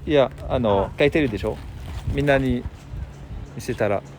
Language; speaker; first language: Japanese; non-native, fluent; French